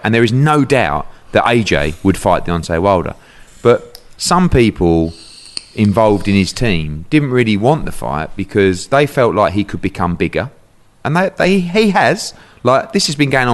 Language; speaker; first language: English; native; English